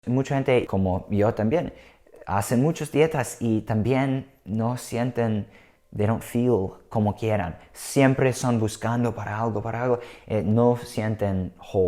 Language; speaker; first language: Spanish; non-native, learner; English